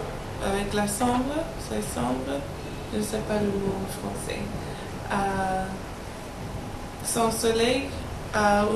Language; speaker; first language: French; non-native, learner; English